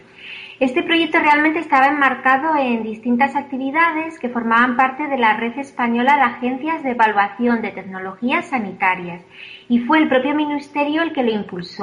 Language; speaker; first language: Spanish; native; Spanish